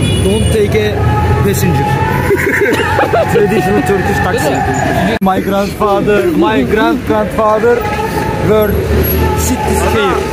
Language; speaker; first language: English; non-native, learner; Turkish